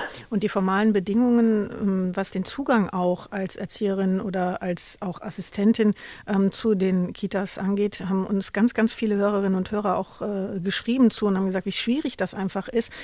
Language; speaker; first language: German; native; German